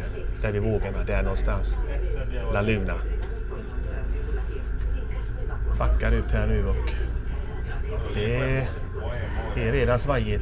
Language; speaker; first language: Swedish; native; Swedish